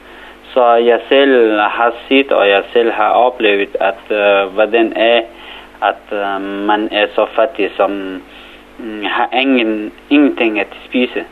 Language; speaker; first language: Danish; non-native, learner; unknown